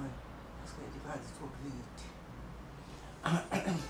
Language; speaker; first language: French; non-native, local second language; Guadeloupean Creole French